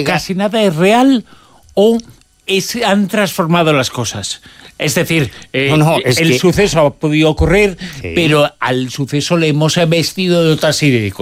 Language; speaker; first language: Spanish; native; Spanish